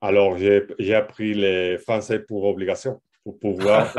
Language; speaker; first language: French; non-native, fluent; Spanish